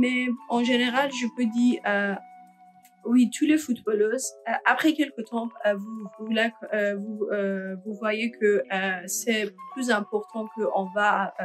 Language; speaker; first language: French; non-native, learner; Persian